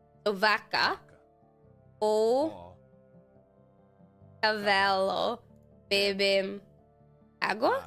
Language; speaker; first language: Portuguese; non-native, learner; English